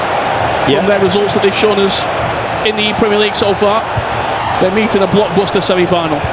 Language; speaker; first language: English; native; English